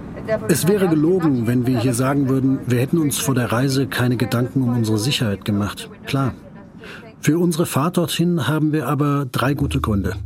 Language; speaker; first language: German; native; German